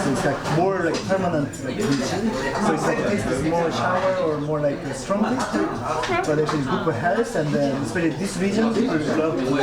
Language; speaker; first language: English; non-native, fluent; Korean